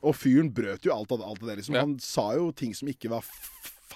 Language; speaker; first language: Norwegian; native; Norwegian